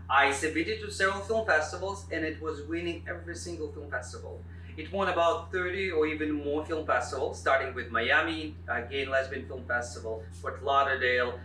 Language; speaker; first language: English; non-native, fluent; Russian